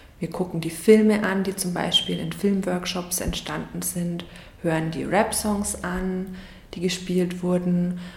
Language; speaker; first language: German; native; German